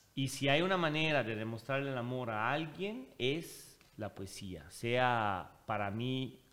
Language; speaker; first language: Spanish; non-native, fluent; Italian